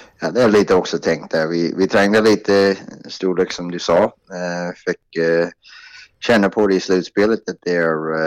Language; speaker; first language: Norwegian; non-native, fluent; Swedish